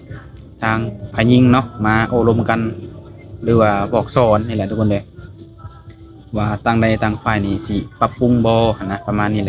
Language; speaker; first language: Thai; non-native, local second language; Northeastern Thai